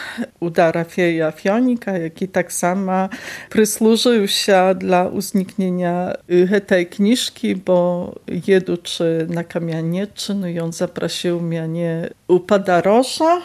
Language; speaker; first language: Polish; non-native, local second language; Belarusian